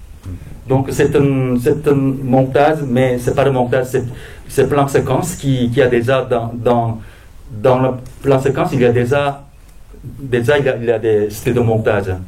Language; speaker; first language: French; non-native, fluent; Korean